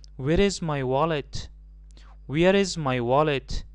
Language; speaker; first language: English; non-native, fluent; Persian